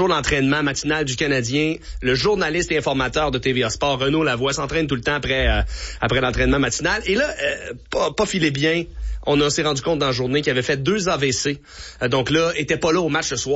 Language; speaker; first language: French; native; French